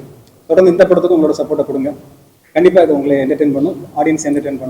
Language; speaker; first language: Tamil; native; Tamil